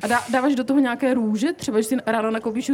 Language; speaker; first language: Czech; native; Czech